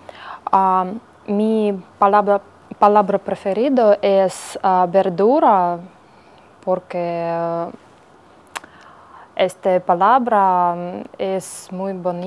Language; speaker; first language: Spanish; non-native, learner; Russian